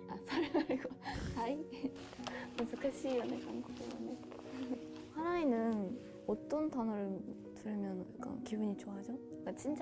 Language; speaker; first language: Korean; non-native, fluent; Japanese